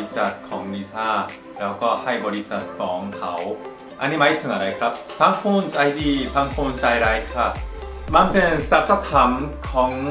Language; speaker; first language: Thai; non-native, fluent; Korean